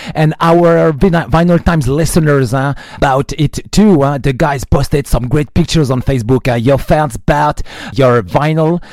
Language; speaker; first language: English; non-native, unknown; French